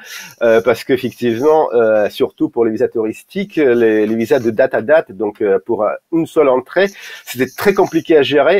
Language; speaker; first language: French; non-native, fluent; Russian